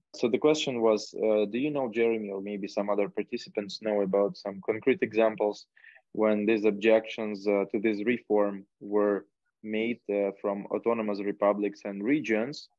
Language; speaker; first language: English; non-native, fluent; Russian